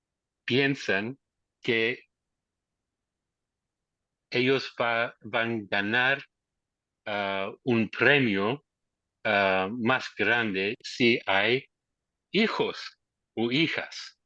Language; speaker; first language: Spanish; non-native, learner; English